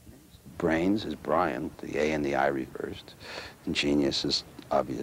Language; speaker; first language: English; native; English